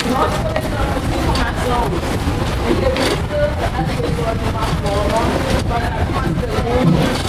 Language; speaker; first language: Portuguese; non-native, learner; Haitian Creole